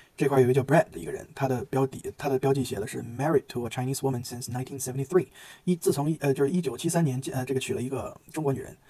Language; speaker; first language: Chinese; native; Chinese